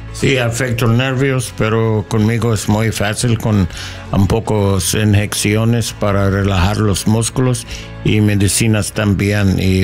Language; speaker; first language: Spanish; non-native, learner; English